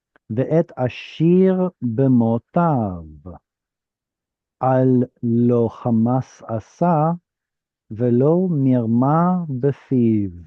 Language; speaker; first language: Hebrew; non-native, fluent; English